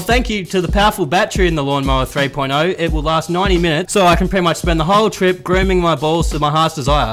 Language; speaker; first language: English; native; English